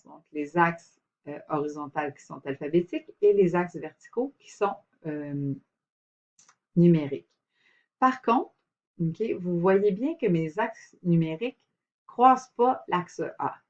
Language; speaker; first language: French; native; French